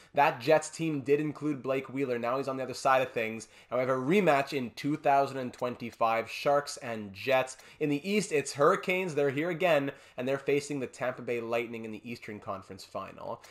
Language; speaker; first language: English; native; English